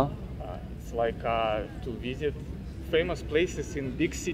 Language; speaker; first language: English; non-native, learner; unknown